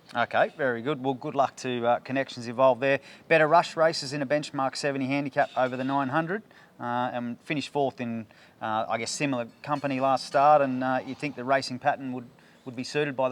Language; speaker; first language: English; native; English